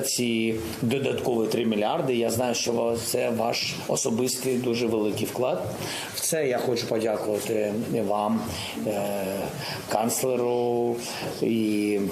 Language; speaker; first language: Ukrainian; non-native, local second language; Russian